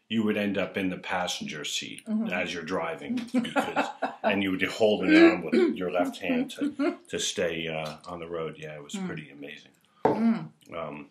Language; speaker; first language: English; native; English